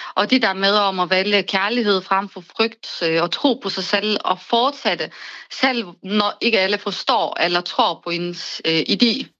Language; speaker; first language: Danish; non-native, fluent; Bulgarian